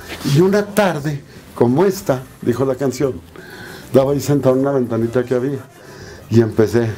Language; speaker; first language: Spanish; native; Spanish